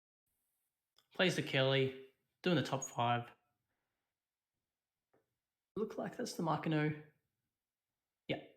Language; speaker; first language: English; native; English